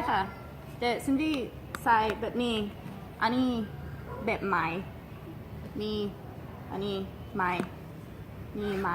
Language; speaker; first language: Thai; non-native, learner; English